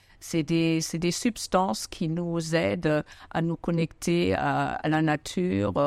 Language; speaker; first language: French; non-native, fluent; German